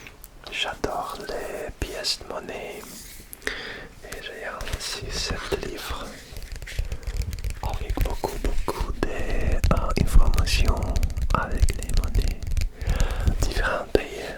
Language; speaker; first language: French; non-native, learner; Russian